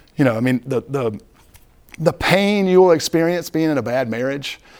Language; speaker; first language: English; native; English